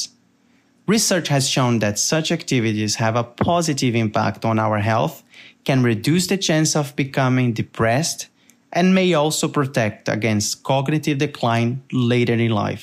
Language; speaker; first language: English; non-native, fluent; Portuguese